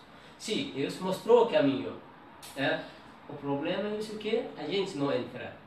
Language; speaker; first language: Portuguese; non-native, learner; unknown